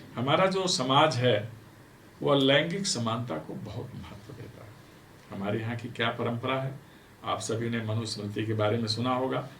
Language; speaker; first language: Hindi; native; Hindi